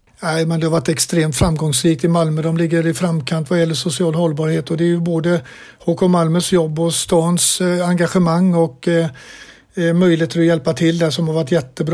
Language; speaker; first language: Swedish; native; Swedish